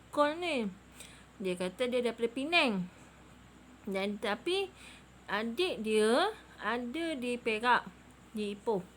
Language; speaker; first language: Malay; native; Malay